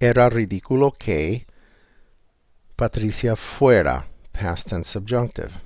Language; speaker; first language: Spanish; non-native, fluent; English